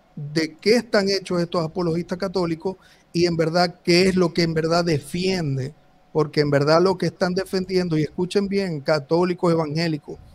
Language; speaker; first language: Spanish; native; Spanish